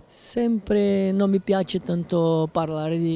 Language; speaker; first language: Italian; non-native, learner; Portuguese